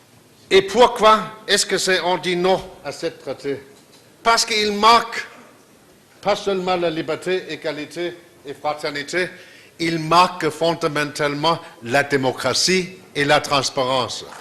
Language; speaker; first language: French; non-native, fluent; Danish